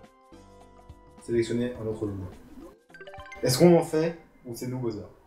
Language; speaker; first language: French; native; French